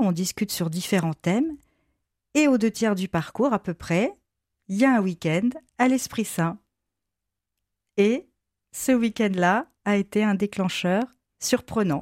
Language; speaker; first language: French; native; French